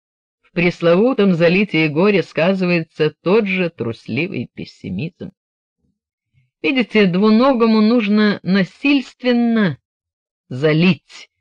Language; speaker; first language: Russian; native; Russian